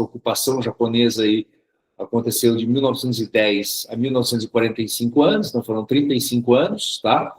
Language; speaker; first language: Portuguese; early bilingual, other home language; Korean